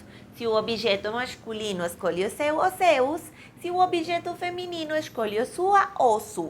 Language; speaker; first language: Portuguese; non-native, fluent; Spanish